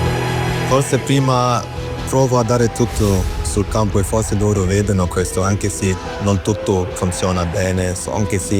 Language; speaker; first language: Italian; non-native, fluent; German